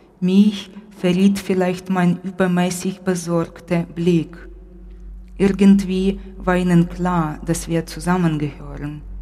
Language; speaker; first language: German; non-native, fluent; Ukrainian